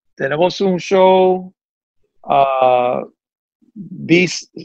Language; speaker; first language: Spanish; early bilingual, heritage; Spanish